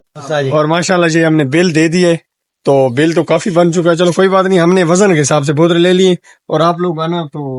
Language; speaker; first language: Urdu; non-native, local second language; Punjabi